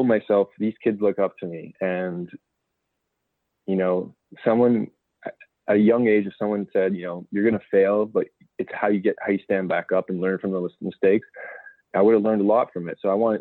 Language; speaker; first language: English; native; English